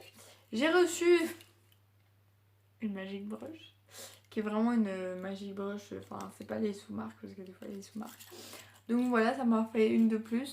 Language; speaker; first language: French; native; French